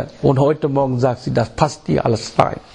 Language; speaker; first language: German; non-native, learner; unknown